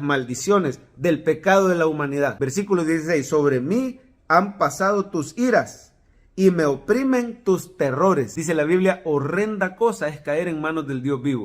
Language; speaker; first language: Spanish; native; Spanish